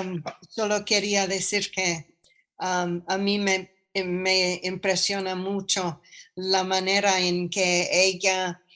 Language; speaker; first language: Spanish; non-native, fluent; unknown